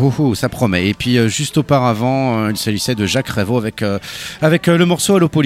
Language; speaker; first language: French; native; French